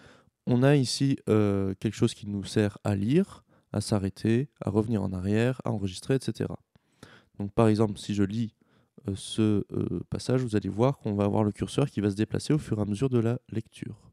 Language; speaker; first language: French; native; French